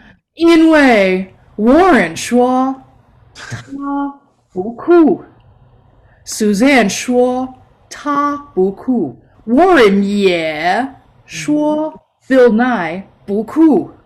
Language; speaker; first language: Chinese; non-native, fluent; English